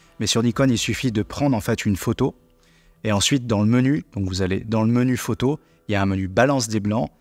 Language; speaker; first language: French; native; French